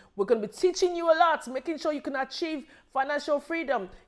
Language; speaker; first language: English; non-native, local second language; Yoruba